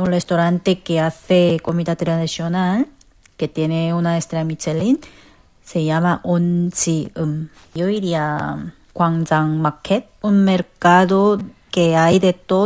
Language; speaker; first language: Spanish; non-native, fluent; Korean